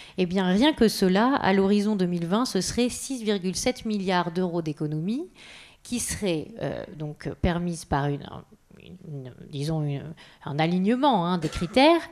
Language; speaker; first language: French; native; French